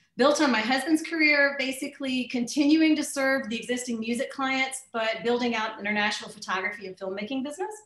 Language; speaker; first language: English; native; English